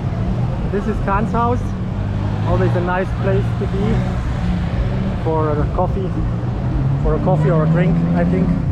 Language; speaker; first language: English; non-native, fluent; German